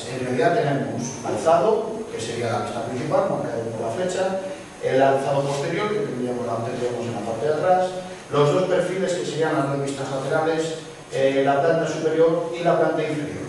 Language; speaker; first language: Spanish; native; Spanish